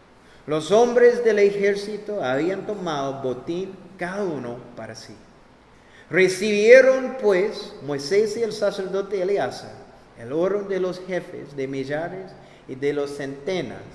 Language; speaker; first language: Spanish; non-native, fluent; English